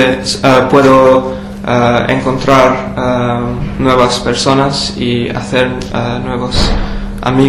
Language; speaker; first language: Spanish; non-native, learner; English